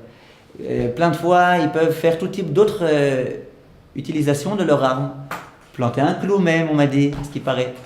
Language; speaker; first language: French; native; French